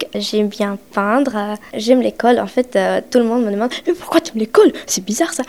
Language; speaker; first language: French; early bilingual, other home language; Romanian